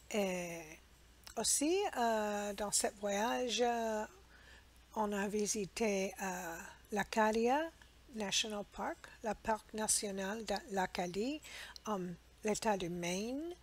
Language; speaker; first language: French; non-native, learner; English